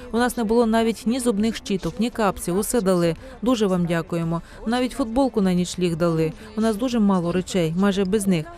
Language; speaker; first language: Ukrainian; native; Ukrainian